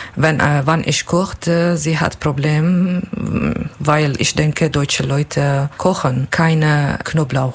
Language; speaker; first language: German; non-native, learner; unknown